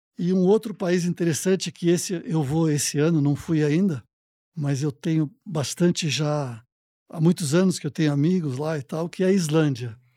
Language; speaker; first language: Portuguese; native; Portuguese